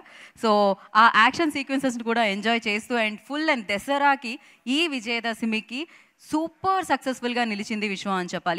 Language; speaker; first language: Telugu; native; Telugu